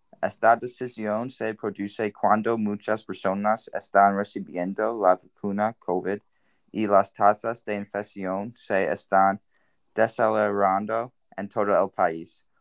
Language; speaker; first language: Spanish; non-native, learner; English